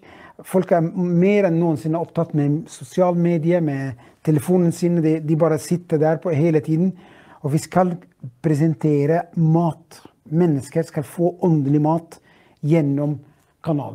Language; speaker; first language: Norwegian; non-native, fluent; Arabic